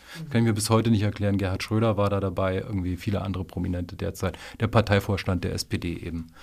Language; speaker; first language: German; native; German